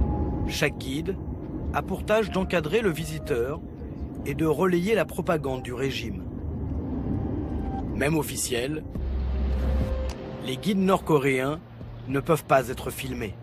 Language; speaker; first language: French; native; French